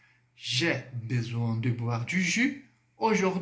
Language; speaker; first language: French; non-native, fluent; Portuguese